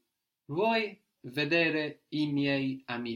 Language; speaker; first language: Italian; non-native, fluent; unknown